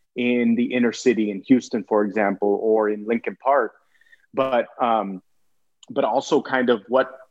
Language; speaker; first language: English; native; English